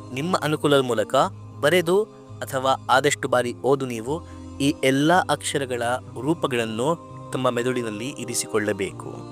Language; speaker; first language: Kannada; non-native, local second language; Urdu